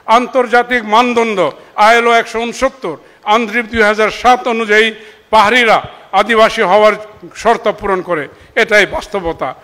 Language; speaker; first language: Bangla; non-native, local second language; Marma